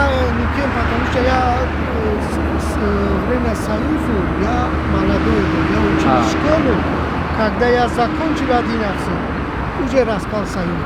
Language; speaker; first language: Russian; non-native, local second language; Tajik